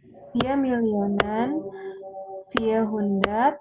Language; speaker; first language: German; non-native, learner; Indonesian